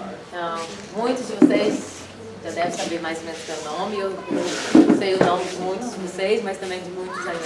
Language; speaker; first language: Portuguese; non-native, fluent; Dutch